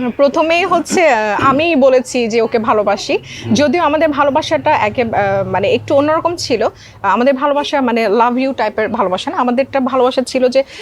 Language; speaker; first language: Bangla; non-native, local second language; Marma